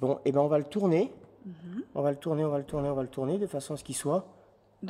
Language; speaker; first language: French; native; French